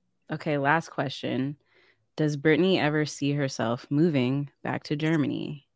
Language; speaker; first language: English; native; English